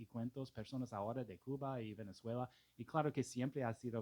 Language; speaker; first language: Spanish; non-native, fluent; English